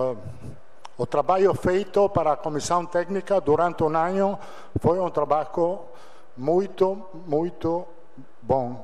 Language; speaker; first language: Portuguese; non-native, fluent; Italian